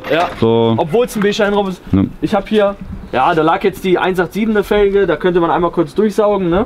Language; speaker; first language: German; native; German